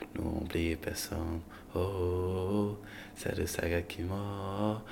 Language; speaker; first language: Dutch; non-native, fluent; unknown